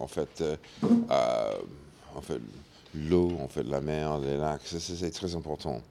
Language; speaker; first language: French; non-native, fluent; English